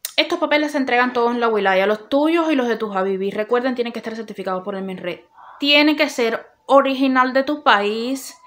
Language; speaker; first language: Spanish; native; Spanish